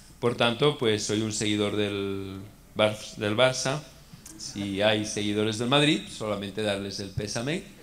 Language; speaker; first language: Spanish; native; Spanish